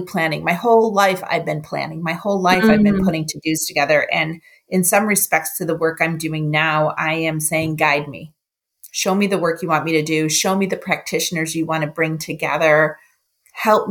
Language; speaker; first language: English; native; English